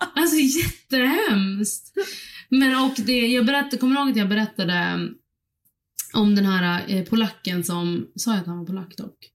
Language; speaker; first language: Swedish; early bilingual, other home language; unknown